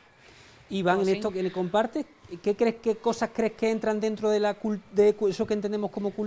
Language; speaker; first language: Spanish; native; Spanish